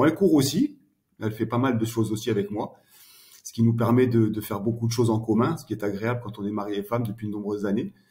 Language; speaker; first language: French; early bilingual, heritage; French